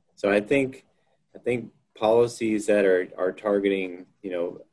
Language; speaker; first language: English; native; English